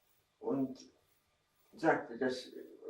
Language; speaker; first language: German; non-native, fluent; Czech